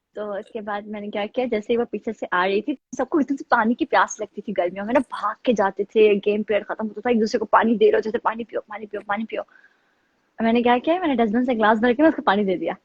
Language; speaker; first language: Urdu; native; Urdu